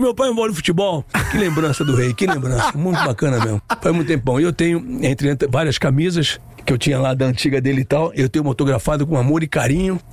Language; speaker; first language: Portuguese; native; Portuguese